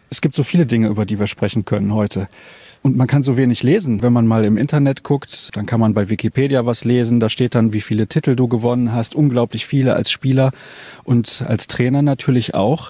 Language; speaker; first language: German; native; German